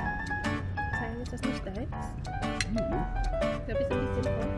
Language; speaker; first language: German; non-native, fluent; Indonesian